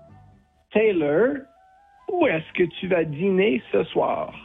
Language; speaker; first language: French; non-native, learner; English